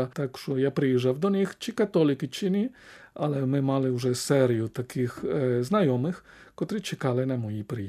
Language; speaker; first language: Ukrainian; non-native, fluent; Spanish